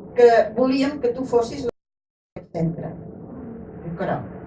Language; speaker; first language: Catalan; native; Catalan